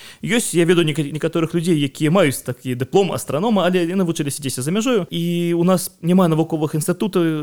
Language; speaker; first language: Belarusian; non-native, local second language; Russian